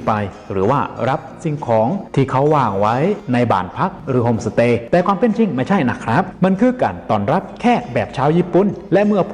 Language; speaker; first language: Thai; native; Thai